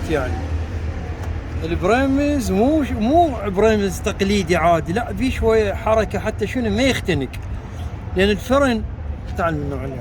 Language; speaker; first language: Arabic; native; Arabic